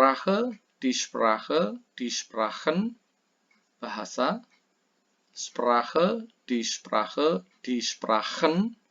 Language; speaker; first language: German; non-native, fluent; Indonesian